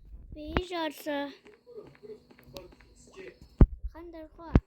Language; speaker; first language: Mongolian; early bilingual, heritage; Mongolian